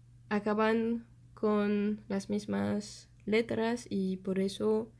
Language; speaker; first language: Spanish; non-native, fluent; French